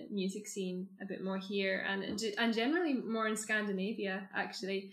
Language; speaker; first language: English; native; English